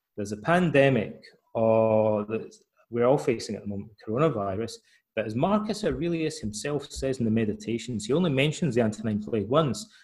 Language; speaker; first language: English; native; English